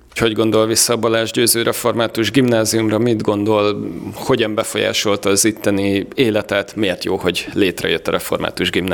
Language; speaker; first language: Hungarian; native; Hungarian